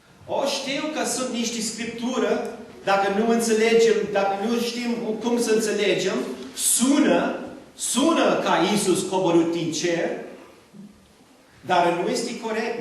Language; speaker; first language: Romanian; non-native, learner; English